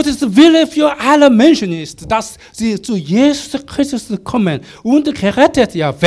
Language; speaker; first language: German; non-native, learner; Korean